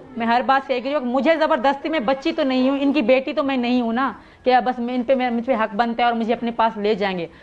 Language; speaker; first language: Urdu; non-native, local second language; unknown